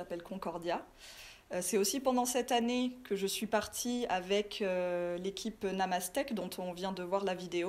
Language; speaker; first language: French; native; French